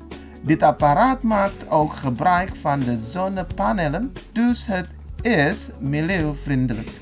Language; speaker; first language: Dutch; non-native, fluent; Indonesian